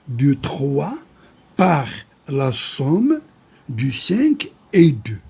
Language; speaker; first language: French; non-native, local second language; Arabic